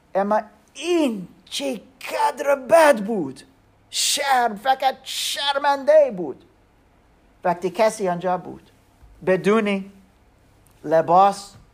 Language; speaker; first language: Persian; non-native, learner; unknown